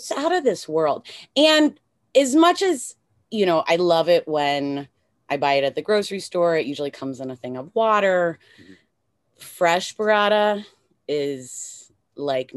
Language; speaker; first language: English; native; English